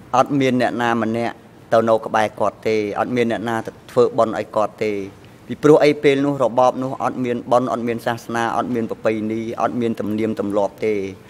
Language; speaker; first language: Khmer; non-native, local second language; Eastern Cham